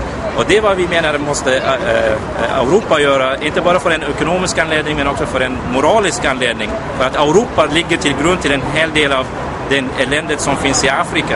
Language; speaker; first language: Swedish; non-native, fluent; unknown